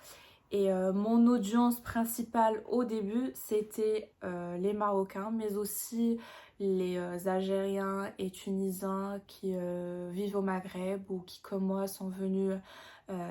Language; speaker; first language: French; non-native, local second language; Arabic